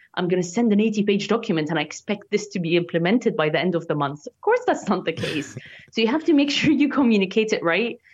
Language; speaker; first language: English; non-native, fluent; Arabic